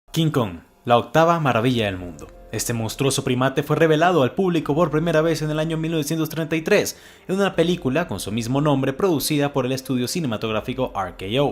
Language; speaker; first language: Spanish; native; Spanish